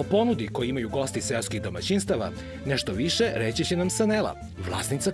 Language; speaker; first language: Serbian; native; Serbian